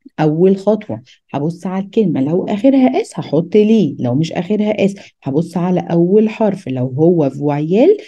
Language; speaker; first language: Arabic; native; Arabic